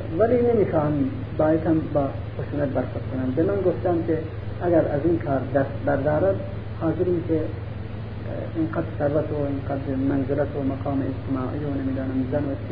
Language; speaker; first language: Persian; non-native, local second language; Central Kurdish